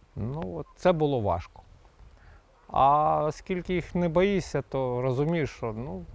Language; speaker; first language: Ukrainian; native; Ukrainian